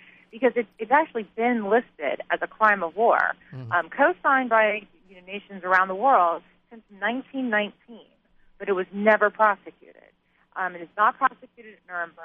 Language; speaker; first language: English; native; English